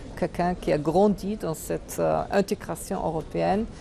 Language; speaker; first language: French; non-native, fluent; German